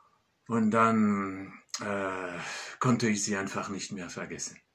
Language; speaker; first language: German; non-native, fluent; French